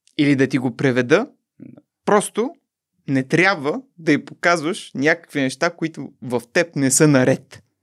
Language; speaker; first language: Bulgarian; native; Bulgarian